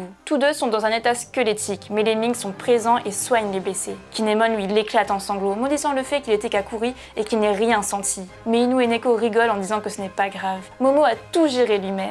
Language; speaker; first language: French; native; French